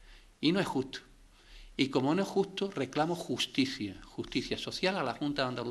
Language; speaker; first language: Spanish; native; Spanish